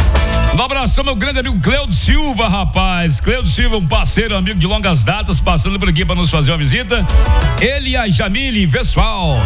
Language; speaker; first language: Portuguese; native; Portuguese